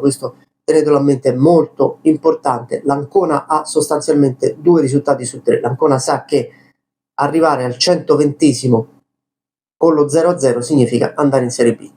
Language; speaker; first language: Italian; native; Italian